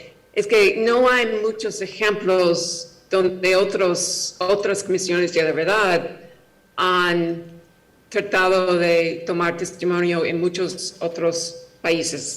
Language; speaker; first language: Spanish; non-native, fluent; English